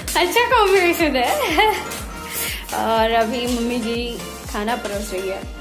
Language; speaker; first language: Hindi; non-native, local second language; Bangla